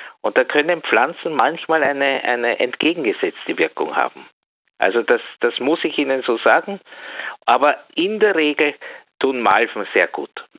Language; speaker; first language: German; native; German